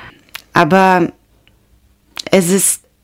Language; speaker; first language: German; non-native, learner; Ukrainian